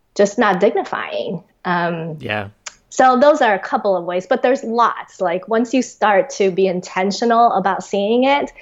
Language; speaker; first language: English; early bilingual, other home language; Chinese